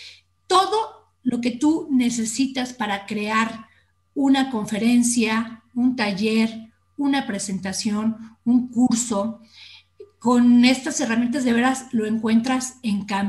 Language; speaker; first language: Spanish; native; Spanish